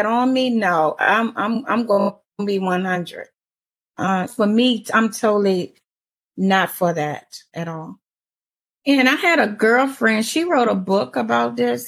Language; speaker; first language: English; native; English